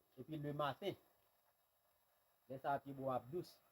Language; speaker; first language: Haitian Creole; native; Haitian Creole